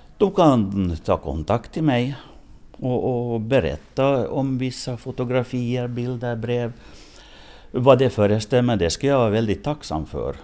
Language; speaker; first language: Swedish; native; Swedish